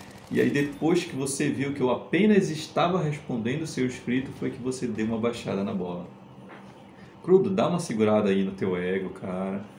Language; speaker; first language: Portuguese; native; Portuguese